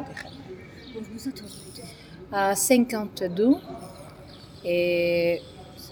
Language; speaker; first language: French; non-native, learner; Georgian